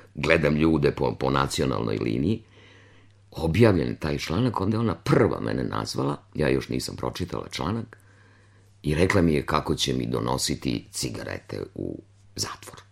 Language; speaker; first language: Serbian; native; Serbian